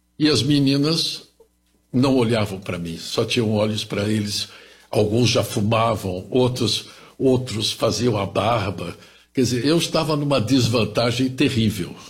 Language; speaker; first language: Portuguese; early bilingual, other home language; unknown